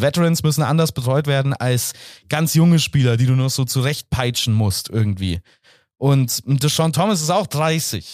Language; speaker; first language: German; native; German